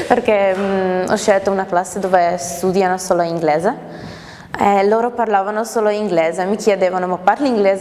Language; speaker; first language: Italian; early bilingual, other home language; German